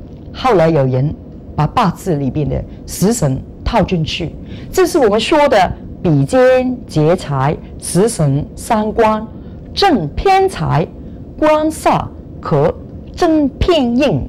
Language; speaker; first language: Chinese; non-native, local second language; Cantonese